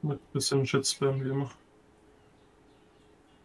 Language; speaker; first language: German; native; German